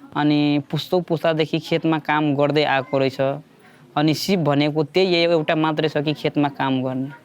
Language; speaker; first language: Nepali; non-native, local second language; Bhojpuri